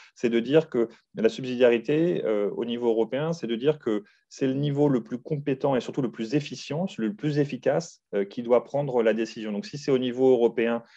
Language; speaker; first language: French; native; French